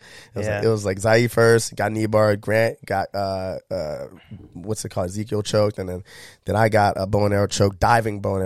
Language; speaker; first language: English; native; English